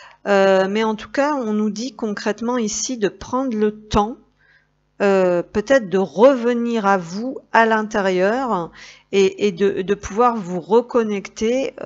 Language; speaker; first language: French; native; French